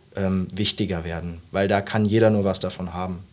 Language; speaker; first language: German; native; German